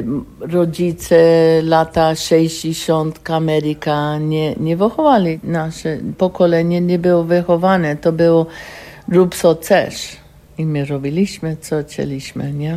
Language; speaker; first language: Polish; non-native, learner; English